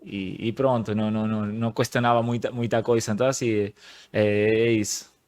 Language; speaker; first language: Portuguese; non-native, fluent; Spanish